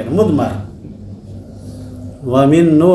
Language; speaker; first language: Arabic; non-native, fluent; Indonesian